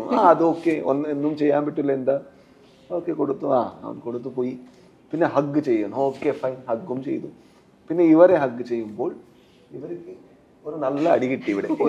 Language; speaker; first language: Malayalam; non-native, learner; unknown